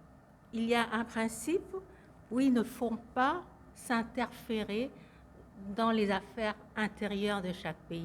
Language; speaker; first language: French; non-native, fluent; Lao